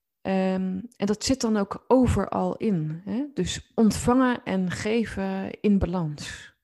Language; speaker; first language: Dutch; native; Dutch